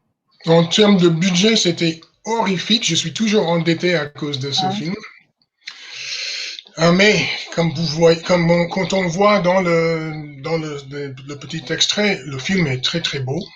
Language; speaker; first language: French; non-native, fluent; English